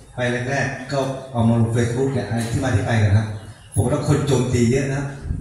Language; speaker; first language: Thai; non-native, local second language; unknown